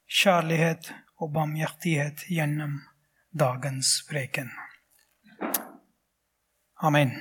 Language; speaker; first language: Norwegian; non-native, fluent; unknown